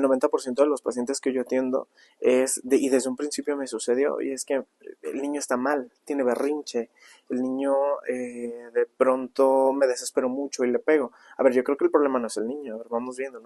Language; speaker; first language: Spanish; native; Spanish